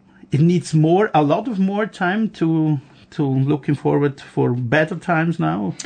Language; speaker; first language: English; non-native, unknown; German